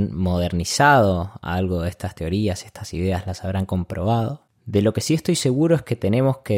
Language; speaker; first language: Spanish; native; Spanish